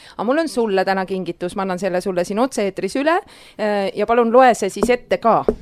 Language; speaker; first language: Estonian; native; Estonian